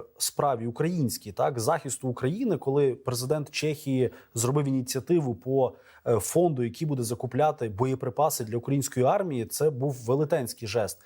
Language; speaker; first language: Ukrainian; native; Ukrainian